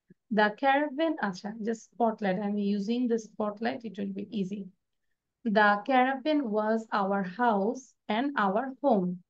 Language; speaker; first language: English; non-native, local second language; Bangla